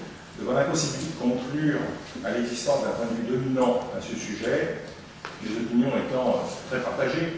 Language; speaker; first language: French; native; French